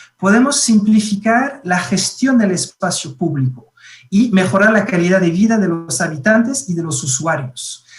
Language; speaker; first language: Spanish; non-native, fluent; French